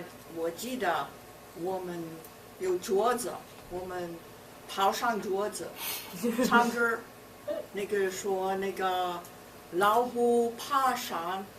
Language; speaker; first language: Chinese; early bilingual, heritage; Chinese